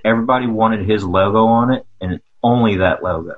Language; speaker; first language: English; native; English